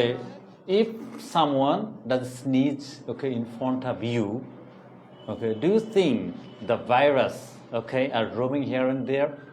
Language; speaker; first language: English; non-native, fluent; Bangla